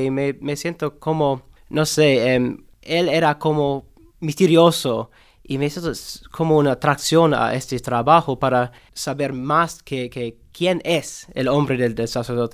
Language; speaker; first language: Spanish; non-native, learner; English